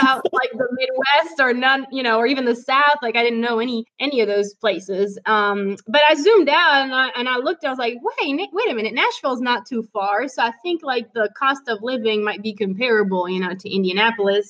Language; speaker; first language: English; non-native, fluent; French